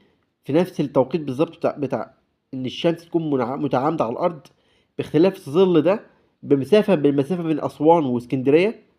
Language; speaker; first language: Arabic; native; Arabic